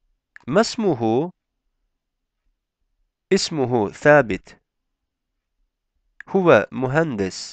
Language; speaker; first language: Arabic; non-native, fluent; Turkish